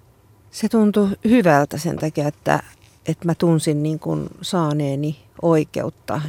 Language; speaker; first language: Finnish; native; Finnish